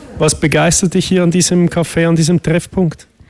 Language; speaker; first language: German; native; German